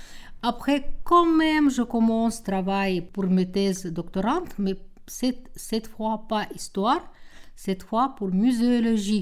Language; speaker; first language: French; non-native, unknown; Russian